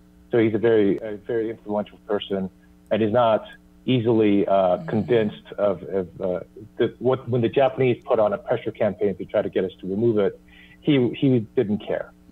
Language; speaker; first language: English; early bilingual, other home language; Korean